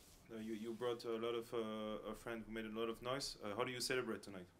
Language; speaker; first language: English; non-native, fluent; French